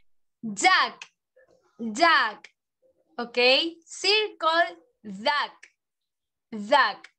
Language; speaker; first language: English; non-native, learner; Spanish